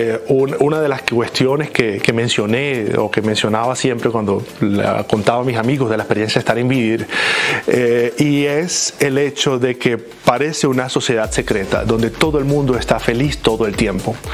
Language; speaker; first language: Spanish; native; Spanish